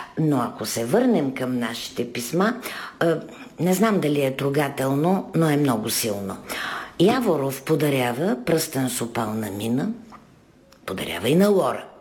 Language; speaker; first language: Bulgarian; native; Bulgarian